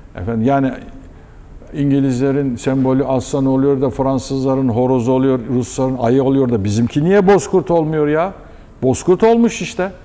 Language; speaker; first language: Turkish; native; Turkish